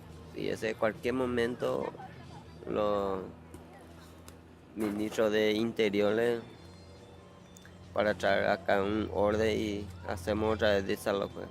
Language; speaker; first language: Spanish; non-native, local second language; Guarani